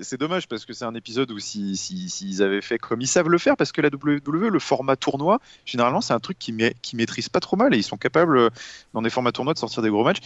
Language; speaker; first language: French; native; French